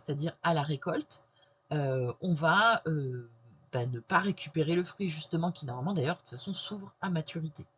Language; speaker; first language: French; native; French